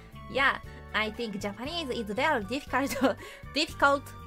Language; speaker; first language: English; non-native, learner; Japanese